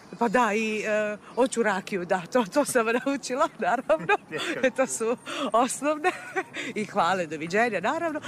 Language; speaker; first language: Serbian; non-native, fluent; Italian